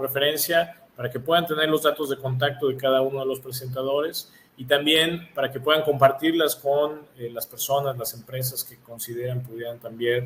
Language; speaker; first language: Spanish; native; Spanish